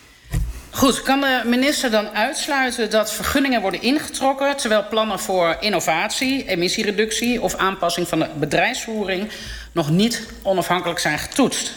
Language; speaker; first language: Dutch; native; Dutch